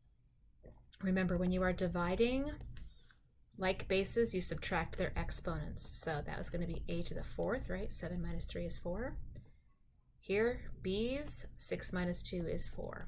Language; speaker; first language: English; native; English